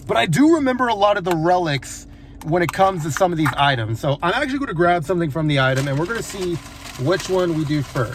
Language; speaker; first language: English; native; English